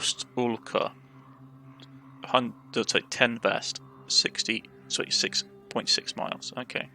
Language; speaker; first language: English; native; English